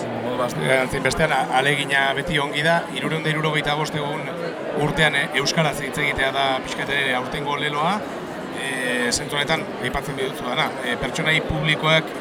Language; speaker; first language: Basque; native; Basque